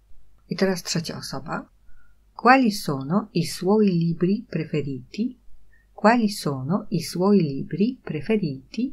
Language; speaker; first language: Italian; non-native, fluent; Polish